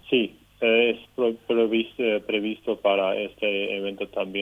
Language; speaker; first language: Spanish; non-native, local second language; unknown